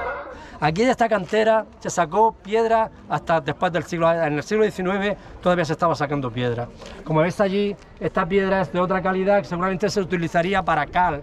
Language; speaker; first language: Spanish; native; Spanish